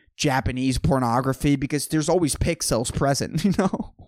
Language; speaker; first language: English; native; English